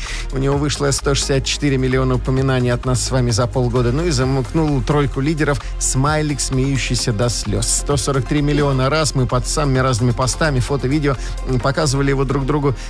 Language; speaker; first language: Russian; native; Russian